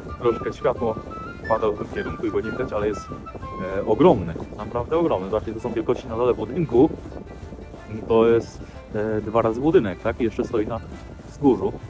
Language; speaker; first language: Polish; native; Polish